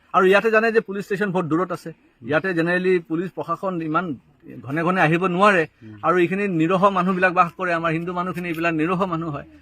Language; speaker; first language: Assamese; non-native, local second language; Bangla